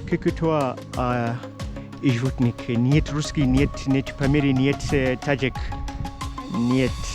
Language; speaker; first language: Russian; non-native, learner; English